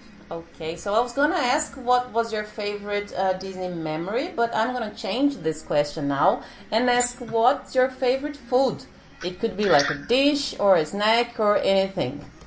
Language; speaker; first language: English; non-native, fluent; Portuguese